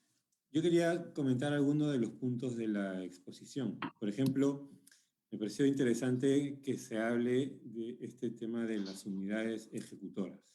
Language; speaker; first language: Spanish; native; Spanish